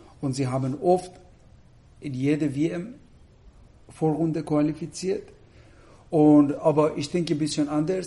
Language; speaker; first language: German; non-native, learner; Persian